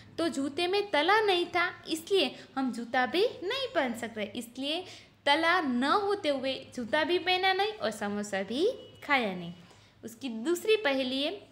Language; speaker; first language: Hindi; non-native, local second language; Gujarati